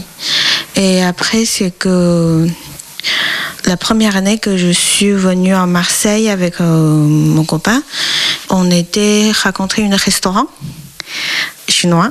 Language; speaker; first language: French; non-native, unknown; Chinese